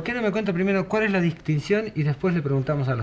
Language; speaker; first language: Spanish; native; Spanish